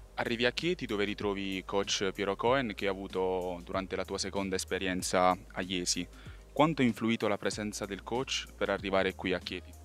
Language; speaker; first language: Italian; native; Italian